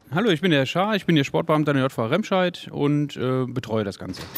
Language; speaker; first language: German; native; German